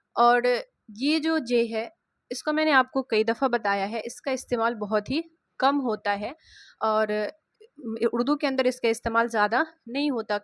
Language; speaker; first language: Hindi; native; Hindi